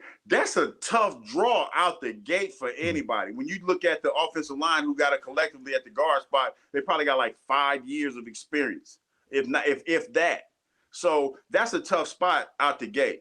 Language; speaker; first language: English; native; English